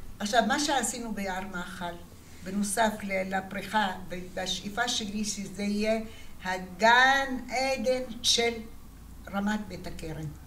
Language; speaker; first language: Hebrew; early bilingual, other home language; Arabic